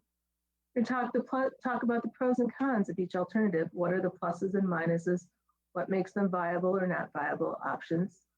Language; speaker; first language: English; native; English